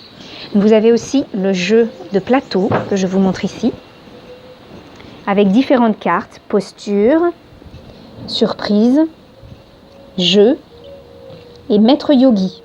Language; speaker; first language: French; native; French